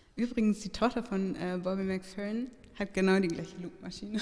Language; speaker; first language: German; native; German